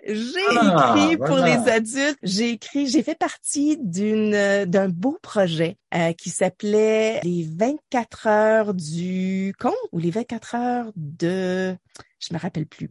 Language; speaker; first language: French; native; French